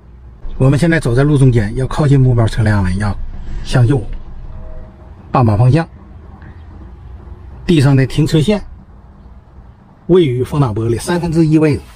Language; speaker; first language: Chinese; native; Chinese